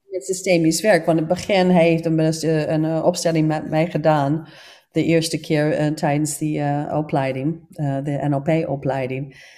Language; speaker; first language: Dutch; non-native, fluent; English